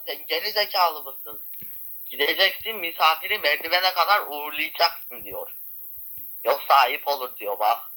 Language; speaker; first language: Turkish; native; Turkish